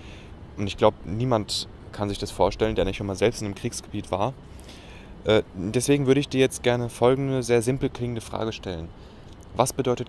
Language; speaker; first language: German; native; German